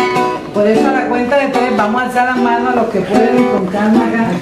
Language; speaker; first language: Spanish; native; Spanish